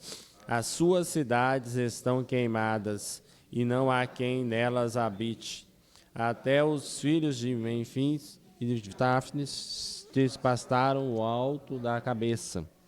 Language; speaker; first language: Portuguese; native; Portuguese